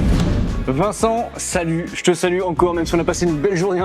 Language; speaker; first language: French; native; French